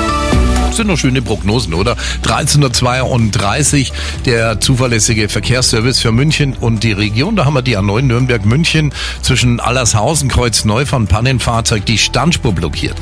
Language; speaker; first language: German; native; German